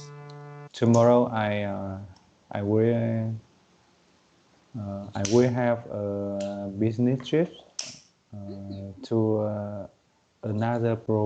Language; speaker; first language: English; non-native, learner; Vietnamese